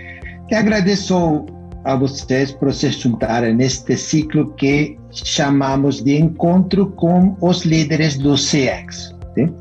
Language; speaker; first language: Portuguese; non-native, fluent; Spanish